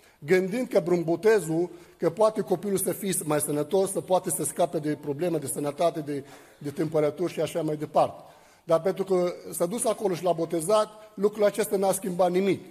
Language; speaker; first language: Romanian; non-native, fluent; Arabic